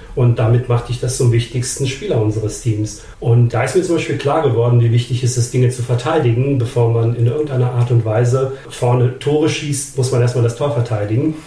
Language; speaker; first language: German; early bilingual, other home language; Bosnian